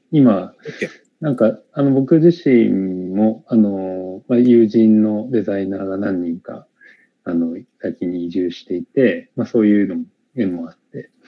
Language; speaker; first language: Japanese; native; Japanese